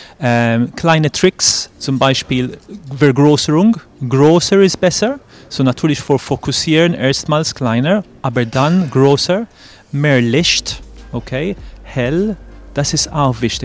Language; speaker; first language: German; non-native, fluent; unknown